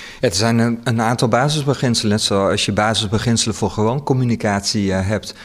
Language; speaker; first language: Dutch; native; Dutch